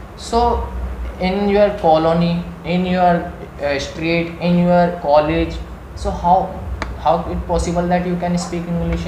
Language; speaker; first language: English; non-native, learner; Hindi